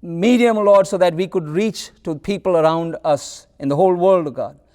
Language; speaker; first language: English; non-native, local second language; Malayalam